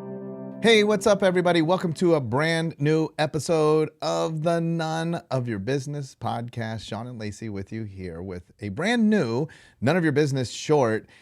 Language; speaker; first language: English; native; English